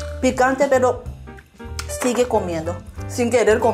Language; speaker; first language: Spanish; non-native, learner; Korean